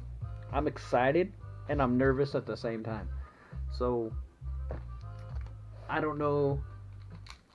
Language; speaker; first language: English; native; English